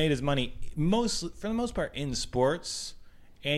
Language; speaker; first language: English; native; English